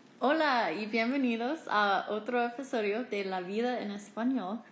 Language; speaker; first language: Spanish; non-native, fluent; English